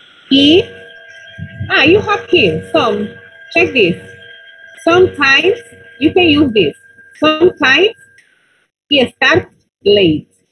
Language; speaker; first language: English; non-native, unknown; Spanish